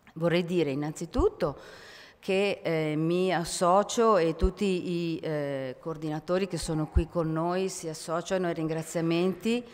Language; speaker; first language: Italian; native; Italian